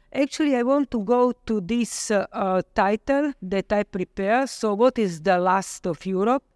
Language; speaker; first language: English; non-native, fluent; Slovenian